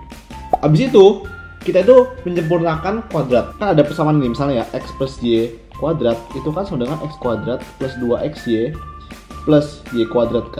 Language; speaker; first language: Indonesian; native; Indonesian